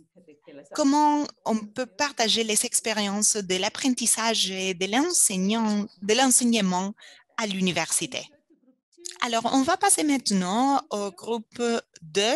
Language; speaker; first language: French; non-native, fluent; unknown